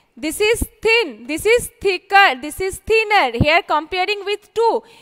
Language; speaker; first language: English; non-native, local second language; Bangla